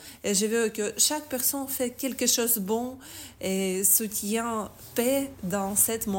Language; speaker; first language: French; non-native, learner; Ukrainian